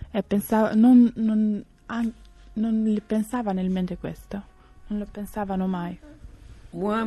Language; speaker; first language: Italian; non-native, learner; Albanian